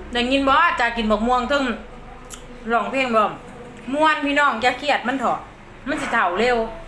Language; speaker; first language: Thai; native; Thai